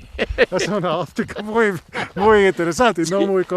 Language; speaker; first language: Spanish; non-native, learner; English